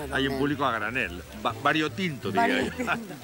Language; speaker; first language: Spanish; native; Spanish